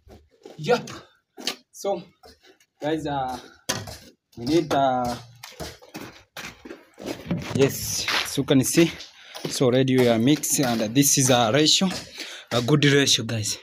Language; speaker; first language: English; non-native, learner; Swahili